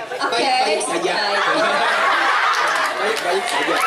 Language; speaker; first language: Indonesian; non-native, learner; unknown